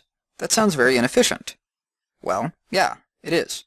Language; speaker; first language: English; native; English